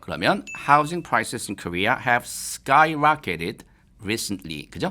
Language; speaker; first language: English; non-native, fluent; Korean